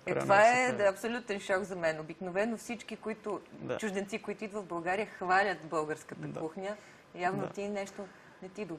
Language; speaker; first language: Bulgarian; native; Bulgarian